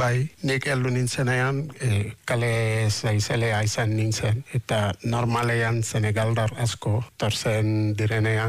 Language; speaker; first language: Basque; non-native, learner; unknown